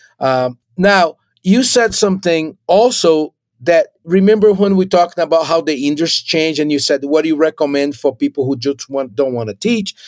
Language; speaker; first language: English; non-native, fluent; Portuguese